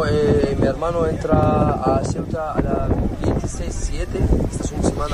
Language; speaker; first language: Spanish; non-native, learner; Arabic